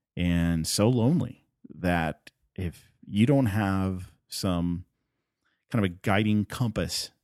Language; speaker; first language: English; non-native, fluent; Spanish